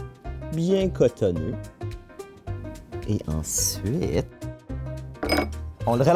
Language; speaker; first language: French; native; French